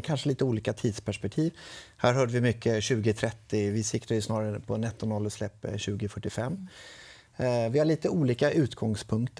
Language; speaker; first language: Swedish; native; Swedish